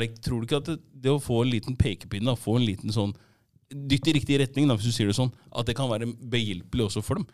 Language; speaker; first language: Norwegian; native; Norwegian